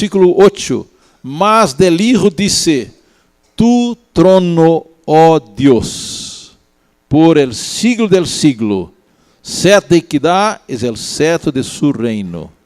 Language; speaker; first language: Spanish; non-native, learner; Portuguese